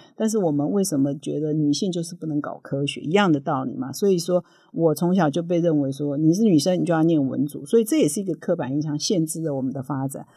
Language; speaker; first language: Chinese; native; Chinese